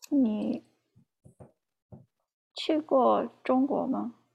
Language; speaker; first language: Chinese; non-native, learner; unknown